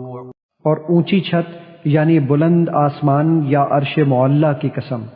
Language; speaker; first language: Urdu; native; Urdu